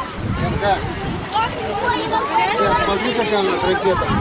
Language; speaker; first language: Russian; native; Russian